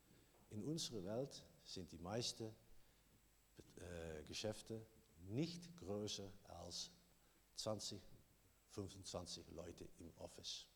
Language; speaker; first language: German; non-native, learner; Dutch